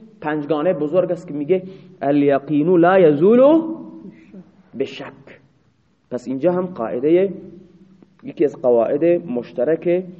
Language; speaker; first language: Persian; non-native, local second language; Baluchi